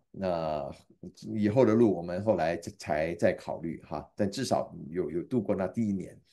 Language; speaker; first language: Chinese; native; Chinese